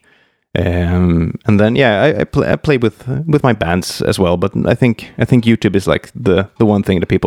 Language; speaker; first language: English; non-native, fluent; Swedish